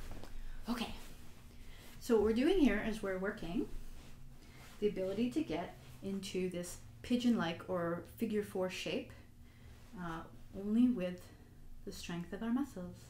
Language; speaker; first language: English; native; English